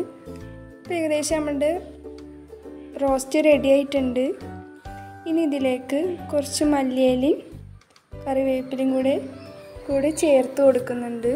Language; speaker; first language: Malayalam; native; Malayalam